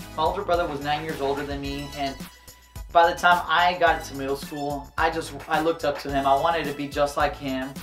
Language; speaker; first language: English; native; English